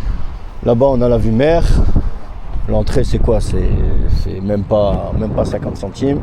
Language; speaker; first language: French; native; French